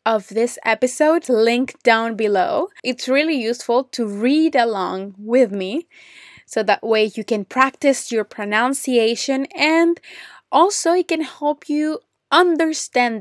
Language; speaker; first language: English; non-native, fluent; Spanish